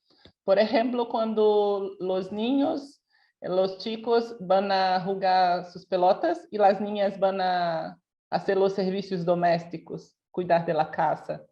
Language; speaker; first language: Spanish; non-native, local second language; Portuguese